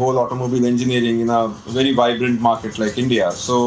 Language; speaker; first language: English; non-native, local second language; Hindi